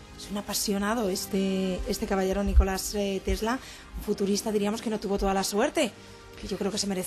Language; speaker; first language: Spanish; native; Spanish